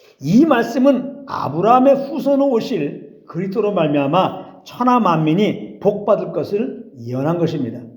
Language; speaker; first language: Korean; native; Korean